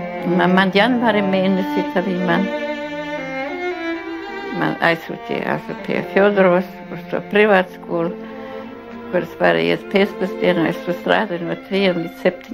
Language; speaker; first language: Latvian; non-native, local second language; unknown